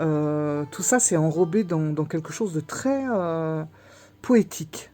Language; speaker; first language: French; native; French